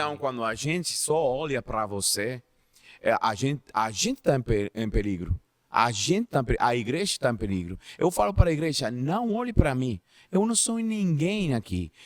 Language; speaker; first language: Portuguese; non-native, learner; Spanish